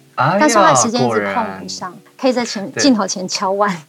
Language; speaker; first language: Chinese; non-native, local second language; Amis